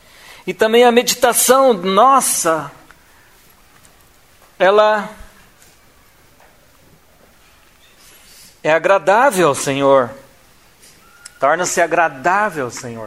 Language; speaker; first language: Portuguese; native; Portuguese